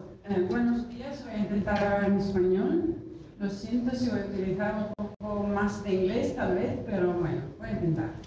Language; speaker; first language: Spanish; non-native, fluent; Italian